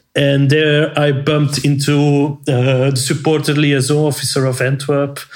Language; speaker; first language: English; non-native, fluent; Dutch